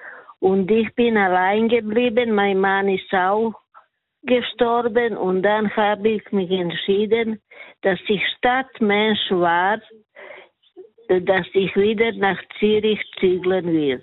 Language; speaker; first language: German; non-native, learner; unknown